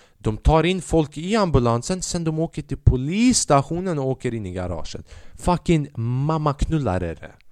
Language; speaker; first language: Swedish; early bilingual, other home language; Albanian